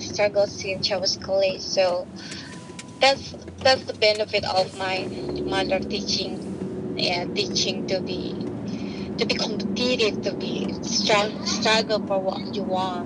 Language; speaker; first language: English; non-native, learner; Indonesian